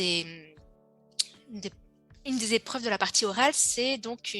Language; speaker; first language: French; native; French